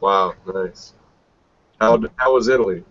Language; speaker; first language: English; native; English